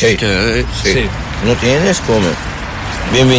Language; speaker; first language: Spanish; non-native, learner; Arabic